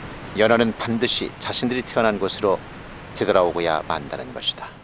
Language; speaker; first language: Korean; native; Korean